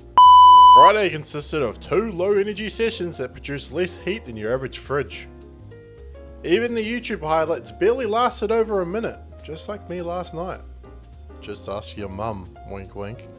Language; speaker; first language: English; native; English